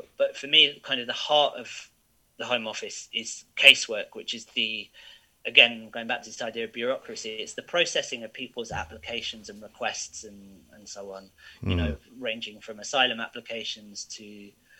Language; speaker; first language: English; native; English